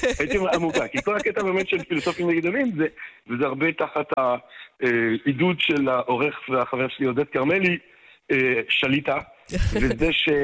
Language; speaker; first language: Hebrew; non-native, fluent; French